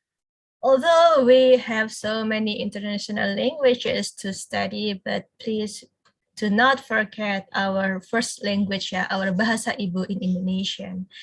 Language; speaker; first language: English; non-native, fluent; Indonesian